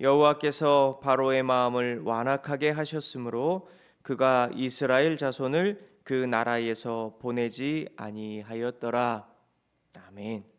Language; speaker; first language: Korean; native; Korean